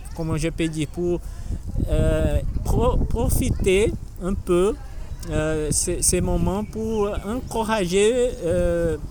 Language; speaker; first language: French; non-native, learner; Portuguese